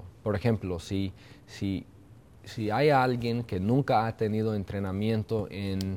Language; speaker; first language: Spanish; early bilingual, heritage; Spanish